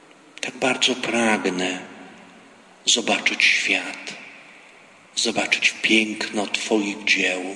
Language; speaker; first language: Polish; native; Polish